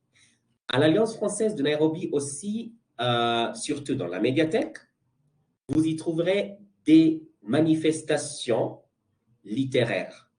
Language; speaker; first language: French; non-native, fluent; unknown